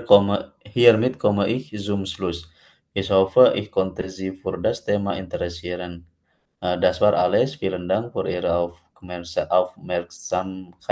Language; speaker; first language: German; non-native, learner; Indonesian